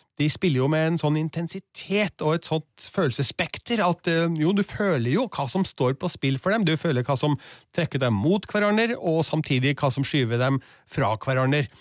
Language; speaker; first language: Norwegian; native; Norwegian